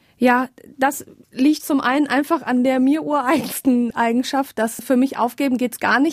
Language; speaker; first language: German; native; German